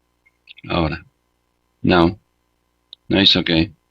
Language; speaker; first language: English; non-native, learner; Spanish